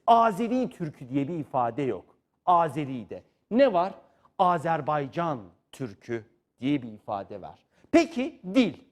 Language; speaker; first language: Turkish; native; Turkish